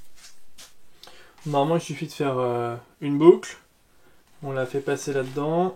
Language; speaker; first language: French; native; French